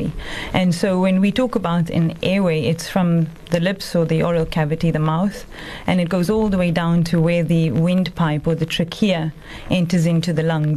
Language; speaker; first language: English; native; English